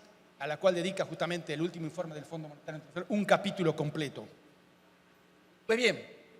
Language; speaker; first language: Spanish; native; Spanish